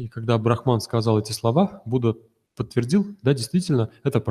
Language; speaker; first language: Russian; native; Russian